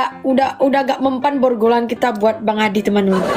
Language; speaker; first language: Indonesian; native; Indonesian